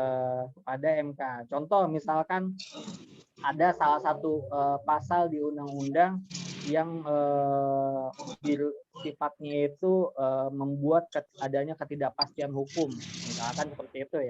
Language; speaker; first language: Indonesian; native; Indonesian